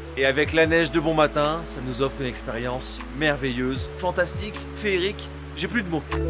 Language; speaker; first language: French; native; French